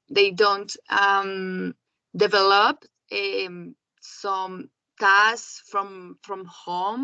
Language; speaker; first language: English; non-native, learner; Spanish